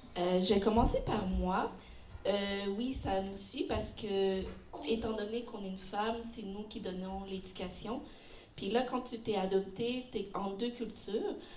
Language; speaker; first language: French; native; French